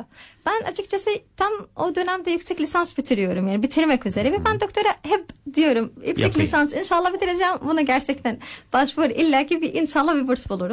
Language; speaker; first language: Turkish; non-native, learner; Arabic